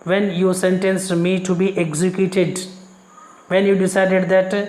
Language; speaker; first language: English; non-native, local second language; Kannada